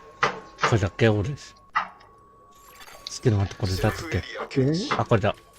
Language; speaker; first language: Japanese; native; Japanese